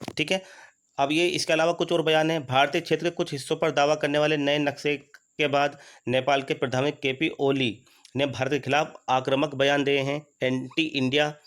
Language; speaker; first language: Hindi; native; Hindi